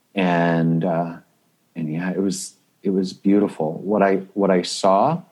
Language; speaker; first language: English; native; English